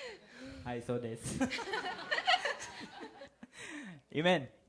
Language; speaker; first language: Japanese; non-native, learner; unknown